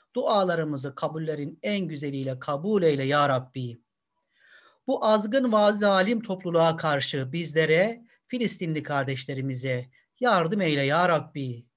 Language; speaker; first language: Turkish; native; Turkish